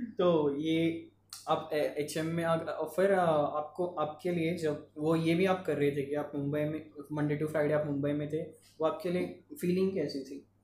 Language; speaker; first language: Hindi; non-native, local second language; Marathi